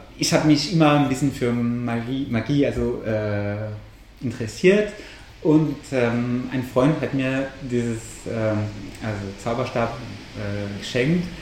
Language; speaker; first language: German; non-native, fluent; French